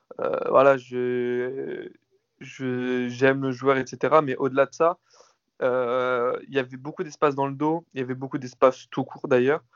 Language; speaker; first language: French; native; French